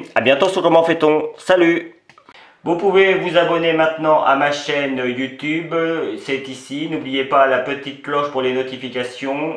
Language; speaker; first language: French; native; French